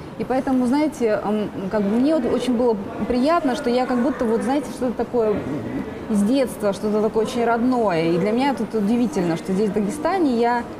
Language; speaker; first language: Russian; native; Russian